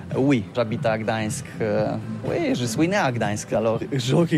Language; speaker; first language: French; non-native, learner; Polish